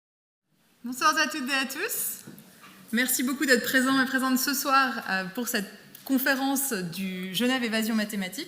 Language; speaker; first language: French; native; French